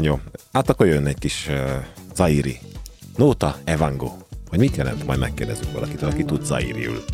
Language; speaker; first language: Hungarian; native; Hungarian